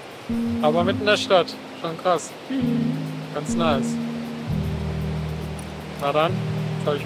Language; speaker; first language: German; native; German